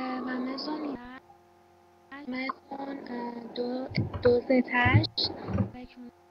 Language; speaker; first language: French; non-native, learner; Persian